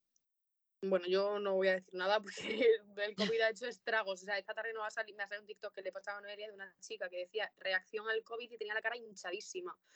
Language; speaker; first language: Spanish; native; Spanish